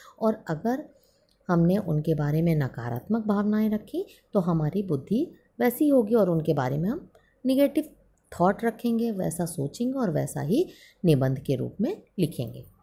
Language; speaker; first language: Hindi; native; Hindi